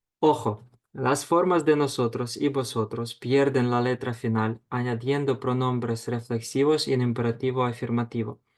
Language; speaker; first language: Spanish; non-native, fluent; Ukrainian